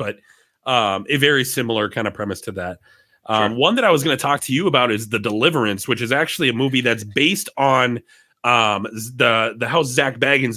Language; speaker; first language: English; native; English